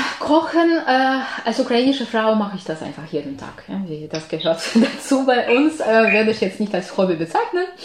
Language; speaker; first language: German; non-native, fluent; Ukrainian